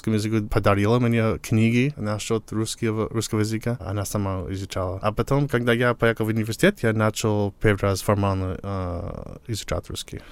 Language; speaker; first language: Russian; non-native, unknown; English